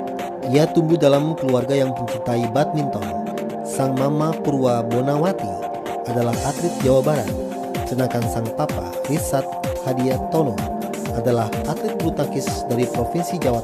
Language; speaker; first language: Indonesian; native; Indonesian